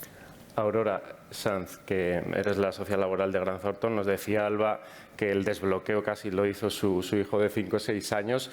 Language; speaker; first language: Spanish; native; Spanish